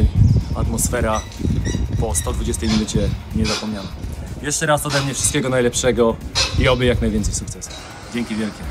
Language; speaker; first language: Polish; native; Polish